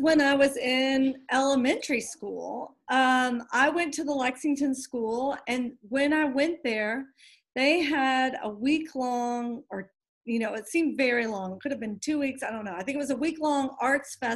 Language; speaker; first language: English; native; English